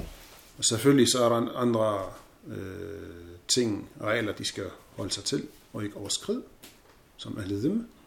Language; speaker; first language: Danish; non-native, fluent; Arabic